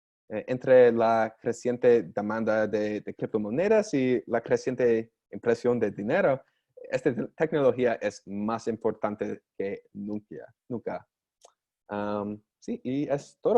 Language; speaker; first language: Spanish; non-native, learner; English